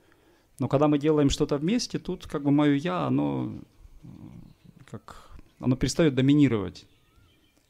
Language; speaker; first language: Russian; native; Russian